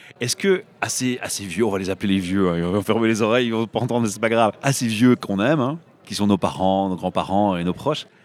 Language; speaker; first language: French; native; French